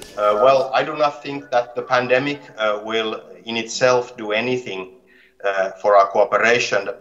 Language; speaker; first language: English; non-native, fluent; Finnish